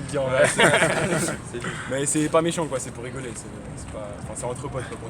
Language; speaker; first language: French; native; French